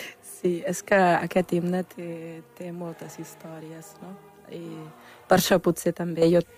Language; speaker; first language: Catalan; non-native, fluent; German